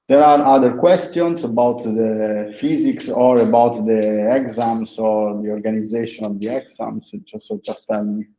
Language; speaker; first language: English; non-native, fluent; Italian